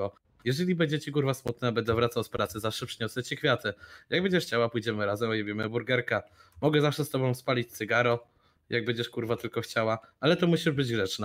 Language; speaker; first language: Polish; native; Polish